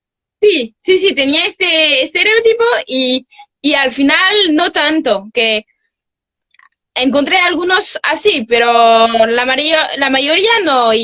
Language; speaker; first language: Spanish; non-native, fluent; French